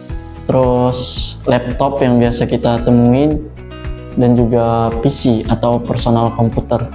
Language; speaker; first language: Indonesian; native; Indonesian